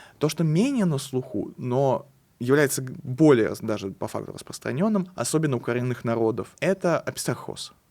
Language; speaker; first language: Russian; native; Russian